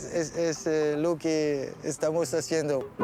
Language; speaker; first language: Spanish; non-native, learner; French